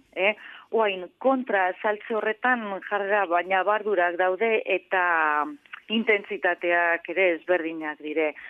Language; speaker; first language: Basque; non-native, local second language; Spanish